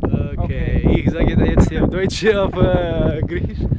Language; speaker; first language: German; non-native, learner; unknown